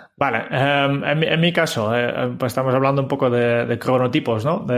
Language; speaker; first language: Spanish; non-native, fluent; Dutch